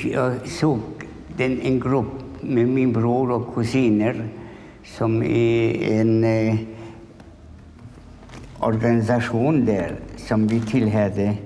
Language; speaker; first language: Swedish; non-native, fluent; Polish